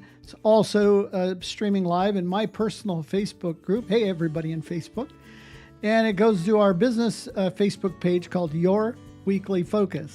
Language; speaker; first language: English; native; English